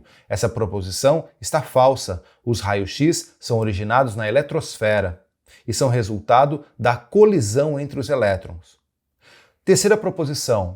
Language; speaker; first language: Portuguese; native; Portuguese